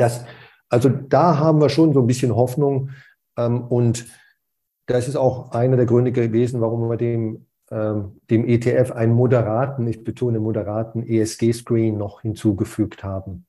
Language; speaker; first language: German; native; German